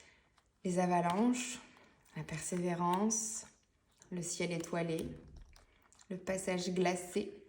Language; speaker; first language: French; native; French